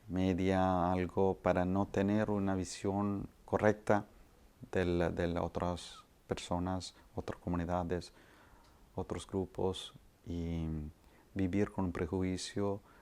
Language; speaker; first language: Spanish; non-native, fluent; Malayalam